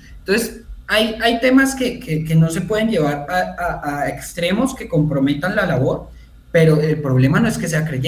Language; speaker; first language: Spanish; native; Spanish